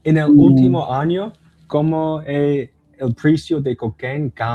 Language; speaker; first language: Spanish; non-native, learner; English